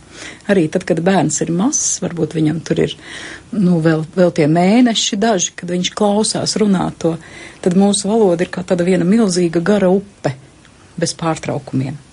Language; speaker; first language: Latvian; native; Latvian